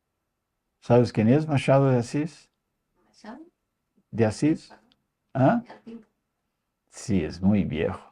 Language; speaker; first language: Spanish; non-native, fluent; Portuguese